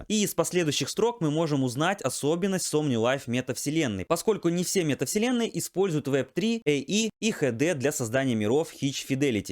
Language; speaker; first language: Russian; native; Russian